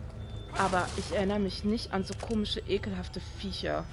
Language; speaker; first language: German; native; German